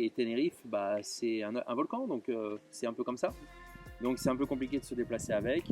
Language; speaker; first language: French; native; French